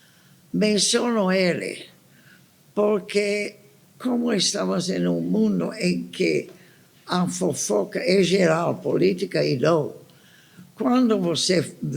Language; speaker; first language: Portuguese; non-native, fluent; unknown